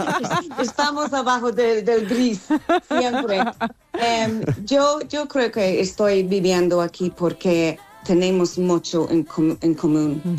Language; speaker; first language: Spanish; non-native, learner; English